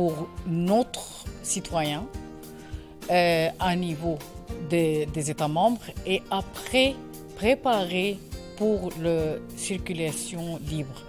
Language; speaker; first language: French; non-native, learner; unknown